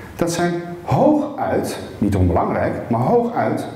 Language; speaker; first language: Dutch; native; Dutch